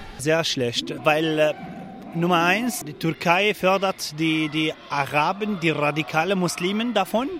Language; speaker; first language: German; non-native, learner; Kurdish